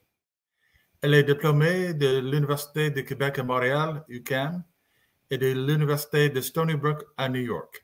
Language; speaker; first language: French; non-native, learner; English